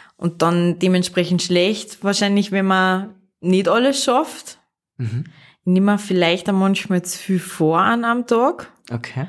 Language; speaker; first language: German; native; German